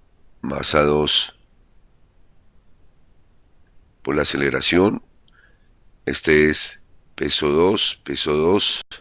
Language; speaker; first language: Spanish; native; Spanish